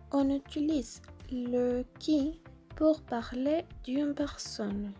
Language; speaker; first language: French; non-native, learner; Spanish